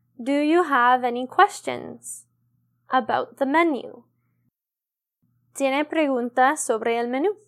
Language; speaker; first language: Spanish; non-native, learner; English